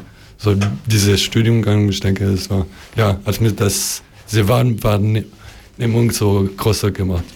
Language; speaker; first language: German; non-native, learner; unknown